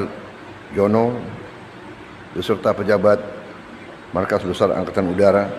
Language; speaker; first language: Indonesian; native; Indonesian